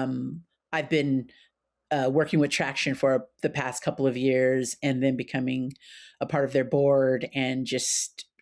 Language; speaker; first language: English; native; English